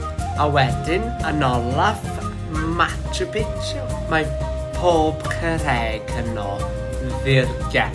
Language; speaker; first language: Welsh; non-native, learner; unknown